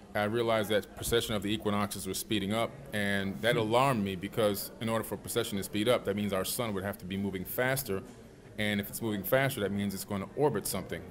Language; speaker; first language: English; native; English